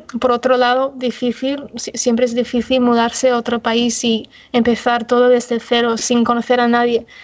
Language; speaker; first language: Spanish; non-native, fluent; English